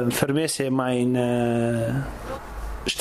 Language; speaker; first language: German; non-native, learner; Kurdish